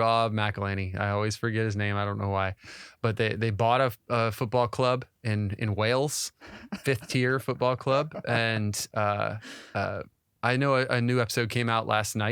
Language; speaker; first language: English; native; English